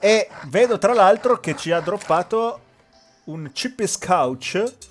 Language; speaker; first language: Italian; native; Italian